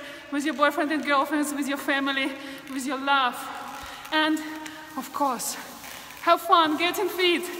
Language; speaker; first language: English; non-native, learner; Russian